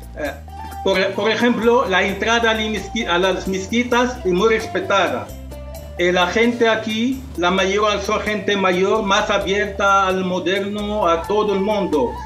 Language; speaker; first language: Spanish; non-native, local second language; Arabic